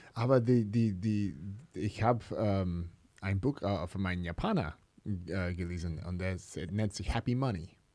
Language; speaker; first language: German; non-native, fluent; English